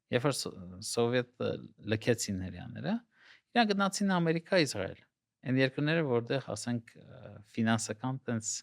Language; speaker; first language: Armenian; non-native, local second language; Russian